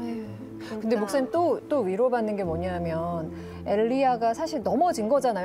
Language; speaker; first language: Korean; native; Korean